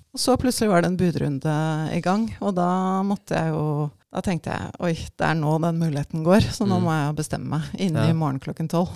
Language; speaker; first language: Norwegian; native; Norwegian